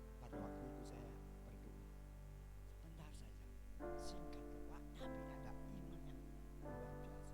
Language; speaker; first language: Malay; non-native, local second language; Javanese